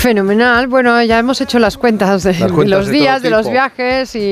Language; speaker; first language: Spanish; native; Spanish